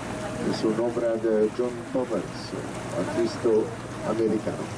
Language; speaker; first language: Spanish; non-native, learner; Dutch